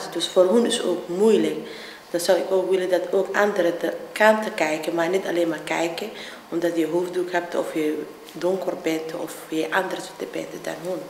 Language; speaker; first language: Dutch; non-native, fluent; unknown